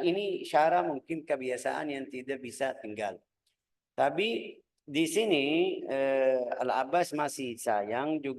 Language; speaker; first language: Indonesian; non-native, fluent; Arabic